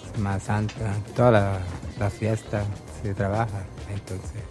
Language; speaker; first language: Spanish; non-native, learner; Italian